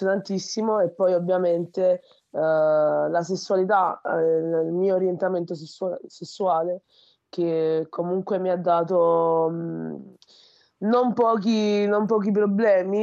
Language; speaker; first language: Italian; early bilingual, other home language; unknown